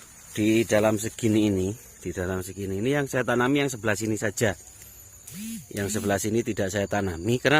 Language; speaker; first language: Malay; non-native, local second language; Javanese